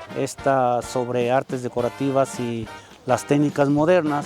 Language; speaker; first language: Spanish; native; Spanish